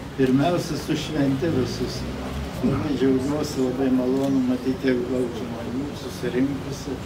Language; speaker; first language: Lithuanian; native; Lithuanian